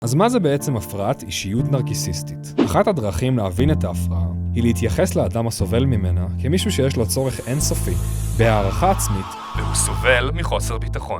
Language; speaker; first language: Hebrew; native; Hebrew